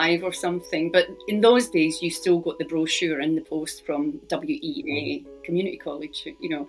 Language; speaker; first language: English; native; English